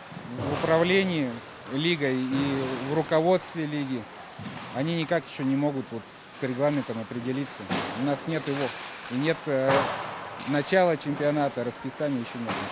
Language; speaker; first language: Russian; native; Russian